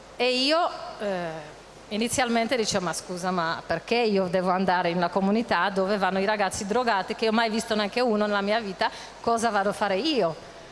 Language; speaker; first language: Italian; non-native, fluent; Czech